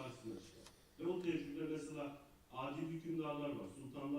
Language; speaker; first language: Turkish; native; Turkish